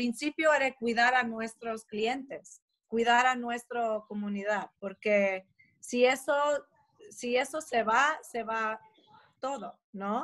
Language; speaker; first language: Spanish; non-native, fluent; English